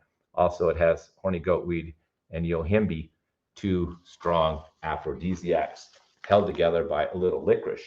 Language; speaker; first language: English; native; English